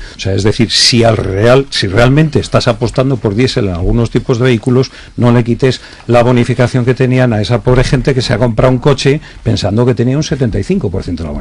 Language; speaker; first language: Spanish; native; Spanish